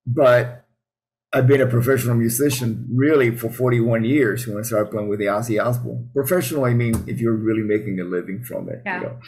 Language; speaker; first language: English; early bilingual, other home language; Spanish